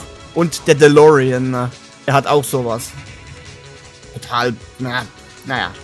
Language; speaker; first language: German; native; German